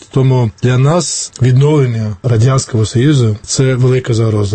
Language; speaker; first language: Ukrainian; non-native, fluent; Georgian